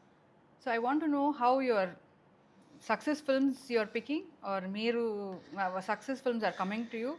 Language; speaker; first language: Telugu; non-native, fluent; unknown